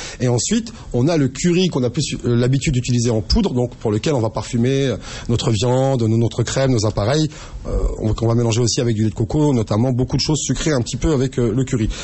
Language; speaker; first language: French; native; French